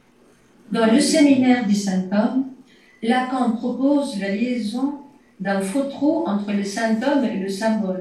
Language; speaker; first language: French; native; French